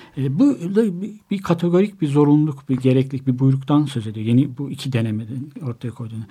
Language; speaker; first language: Turkish; native; Turkish